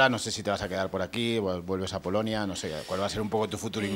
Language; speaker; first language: Spanish; native; Spanish